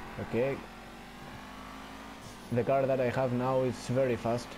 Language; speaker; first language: English; non-native, learner; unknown